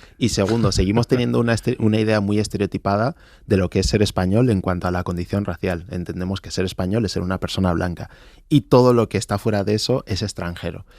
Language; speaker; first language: Spanish; early bilingual, other home language; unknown